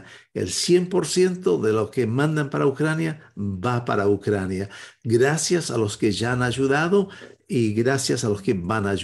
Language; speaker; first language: Spanish; non-native, fluent; English